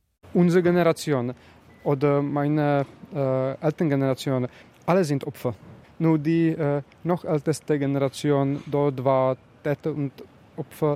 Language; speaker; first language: German; non-native, learner; Czech